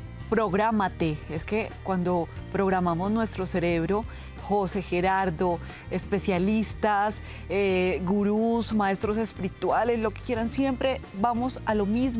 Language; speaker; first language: Spanish; native; Spanish